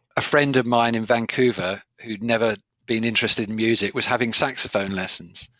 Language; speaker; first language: English; native; English